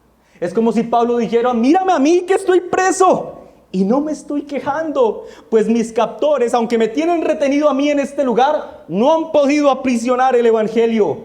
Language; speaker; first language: Spanish; native; Spanish